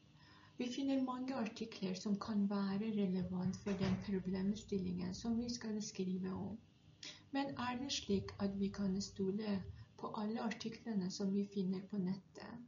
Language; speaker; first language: Norwegian; non-native, fluent; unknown